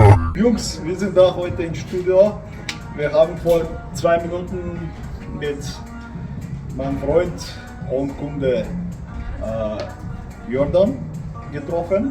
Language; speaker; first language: German; non-native, fluent; Bulgarian